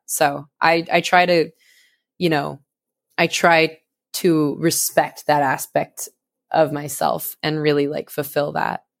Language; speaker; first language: English; native; English